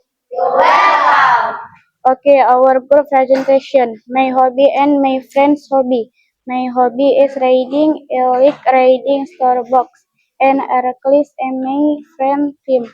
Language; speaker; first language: English; non-native, learner; Indonesian